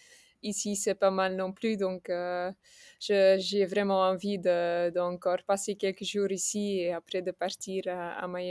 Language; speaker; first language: French; non-native, local second language; Dutch